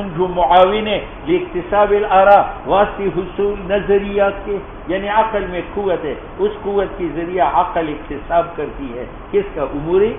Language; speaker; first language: Urdu; non-native, local second language; Pashto